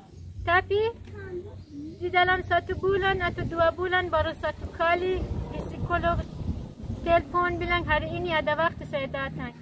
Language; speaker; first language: Indonesian; non-native, learner; Persian